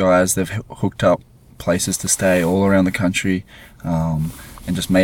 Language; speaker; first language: English; native; English